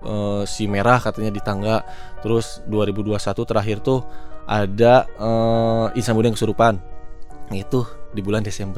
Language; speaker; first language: Indonesian; native; Indonesian